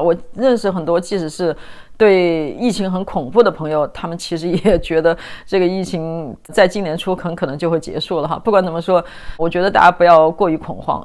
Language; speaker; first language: Chinese; native; Chinese